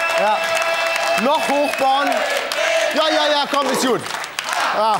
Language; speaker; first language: German; native; German